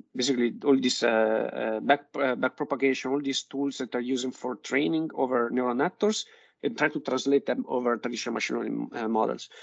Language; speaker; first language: English; non-native, fluent; Italian